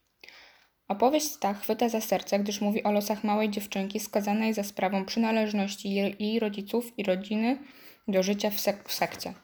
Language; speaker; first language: Polish; native; Polish